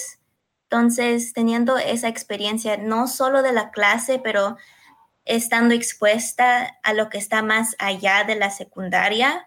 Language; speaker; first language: Spanish; early bilingual, heritage; Spanish